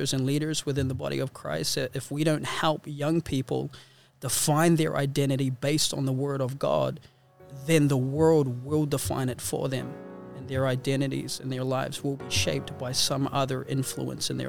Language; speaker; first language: English; native; English